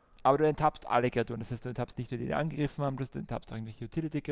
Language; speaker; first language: German; native; German